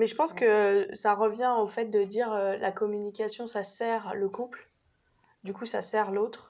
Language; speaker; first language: French; native; French